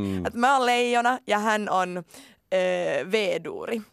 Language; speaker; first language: Finnish; non-native, local second language; Swedish